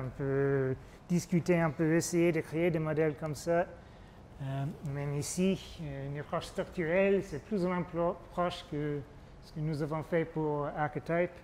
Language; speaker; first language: French; non-native, fluent; English